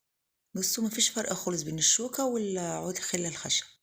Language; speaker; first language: Arabic; native; Arabic